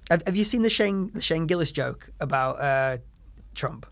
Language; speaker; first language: English; native; English